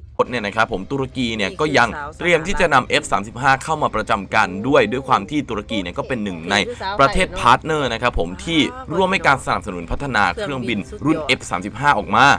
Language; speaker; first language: Thai; native; Thai